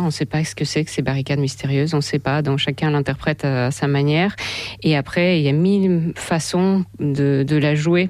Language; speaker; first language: French; non-native, fluent; Russian